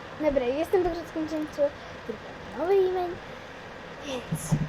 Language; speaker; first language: Polish; native; Polish